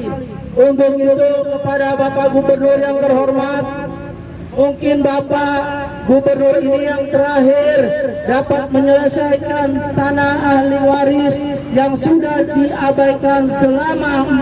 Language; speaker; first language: Indonesian; native; Indonesian